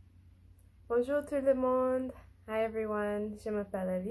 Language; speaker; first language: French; non-native, fluent; English